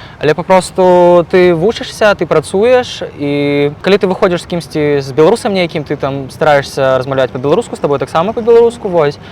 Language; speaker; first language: Belarusian; non-native, local second language; Russian